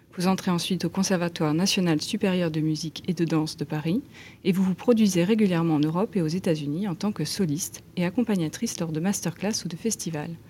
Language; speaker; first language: French; native; French